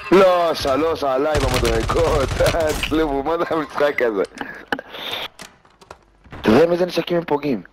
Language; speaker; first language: Hebrew; native; Hebrew